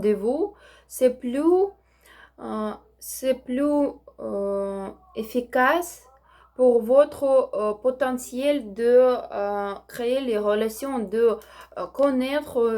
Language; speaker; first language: French; non-native, learner; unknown